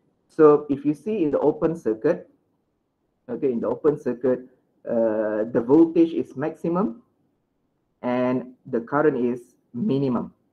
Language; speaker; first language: English; non-native, local second language; Malay